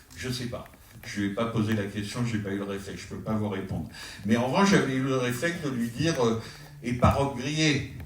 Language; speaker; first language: French; native; French